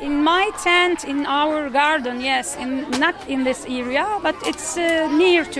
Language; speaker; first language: English; non-native, learner; Turkish